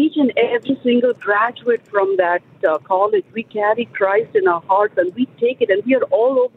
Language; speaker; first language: English; non-native, local second language; Tamil